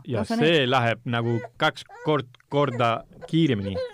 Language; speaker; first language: Estonian; non-native, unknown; Spanish